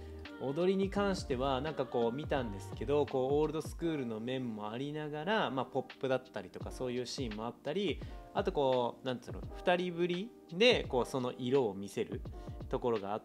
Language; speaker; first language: Japanese; native; Japanese